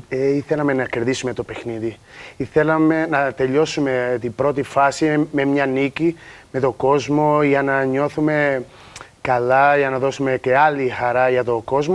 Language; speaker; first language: Greek; non-native, learner; Portuguese